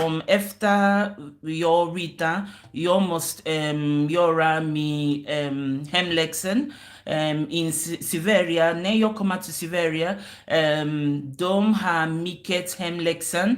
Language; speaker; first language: Swedish; non-native, learner; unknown